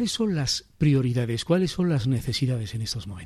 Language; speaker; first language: Spanish; native; Spanish